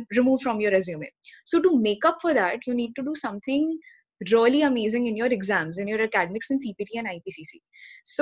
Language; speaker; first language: English; non-native, local second language; Hindi